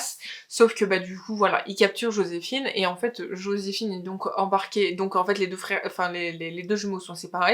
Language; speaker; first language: French; native; French